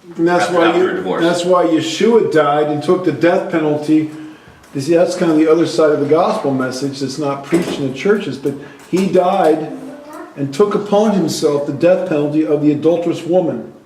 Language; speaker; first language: English; native; English